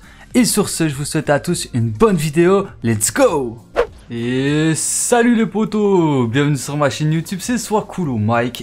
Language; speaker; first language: French; native; French